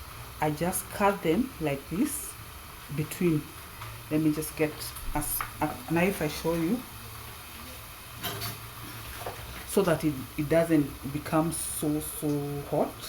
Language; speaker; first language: English; non-native, local second language; Swahili